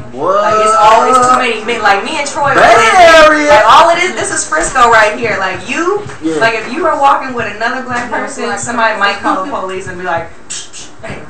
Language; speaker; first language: English; native; English